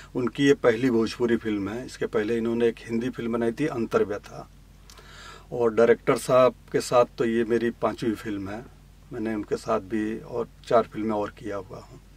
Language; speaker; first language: Hindi; native; Hindi